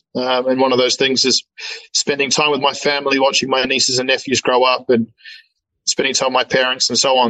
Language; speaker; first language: English; native; English